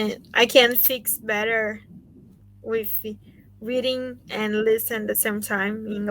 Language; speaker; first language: English; non-native, learner; Portuguese